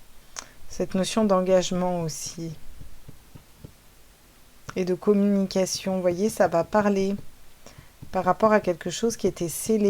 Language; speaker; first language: French; native; French